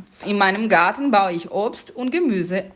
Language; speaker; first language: German; non-native, fluent; Portuguese